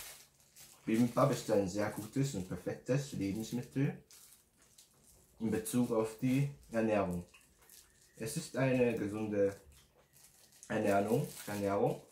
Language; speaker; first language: German; non-native, learner; Korean